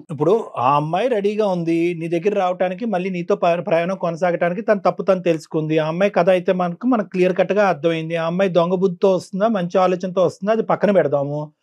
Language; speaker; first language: Telugu; native; Telugu